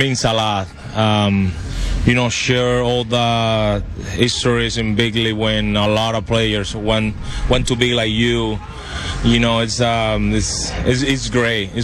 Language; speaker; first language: English; non-native, learner; Spanish